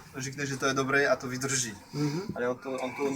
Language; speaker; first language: Czech; non-native, learner; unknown